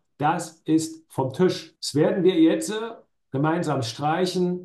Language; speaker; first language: German; native; German